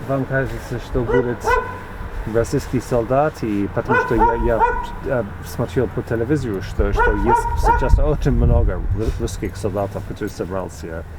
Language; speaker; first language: Russian; non-native, fluent; English